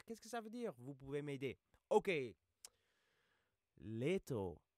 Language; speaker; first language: French; non-native, fluent; English